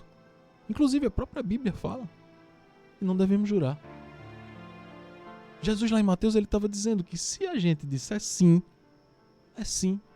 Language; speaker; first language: Portuguese; native; Portuguese